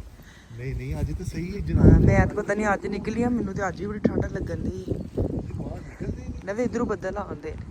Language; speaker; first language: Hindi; non-native, local second language; Punjabi